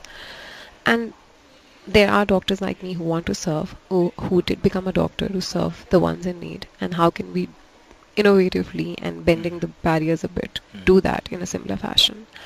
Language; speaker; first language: English; non-native, local second language; Urdu